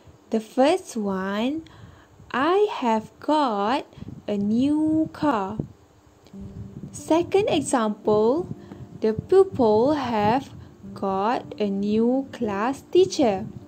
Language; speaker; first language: English; non-native, local second language; Malay